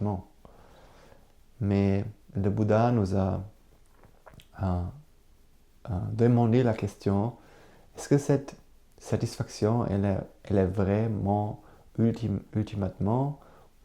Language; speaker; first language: French; non-native, learner; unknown